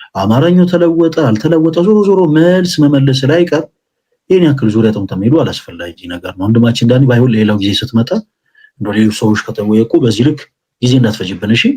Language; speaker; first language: Amharic; native; Amharic